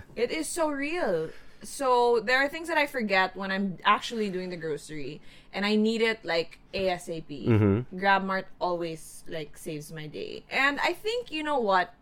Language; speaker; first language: English; non-native, local second language; Filipino